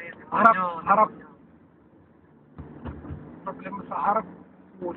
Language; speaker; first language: Filipino; non-native, learner; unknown